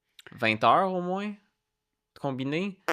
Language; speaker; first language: French; native; French